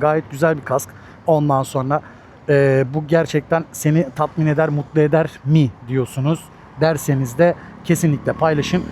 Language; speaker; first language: Turkish; native; Turkish